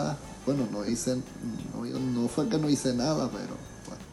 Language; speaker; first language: Spanish; native; Spanish